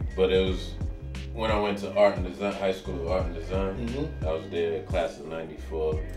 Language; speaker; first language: English; native; English